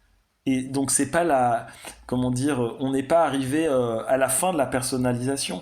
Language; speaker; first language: French; native; French